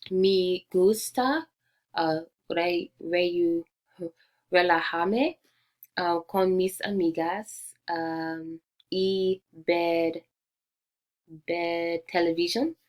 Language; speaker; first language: Spanish; non-native, learner; English